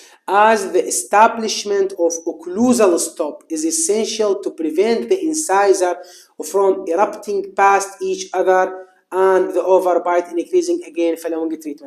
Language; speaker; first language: English; non-native, fluent; Arabic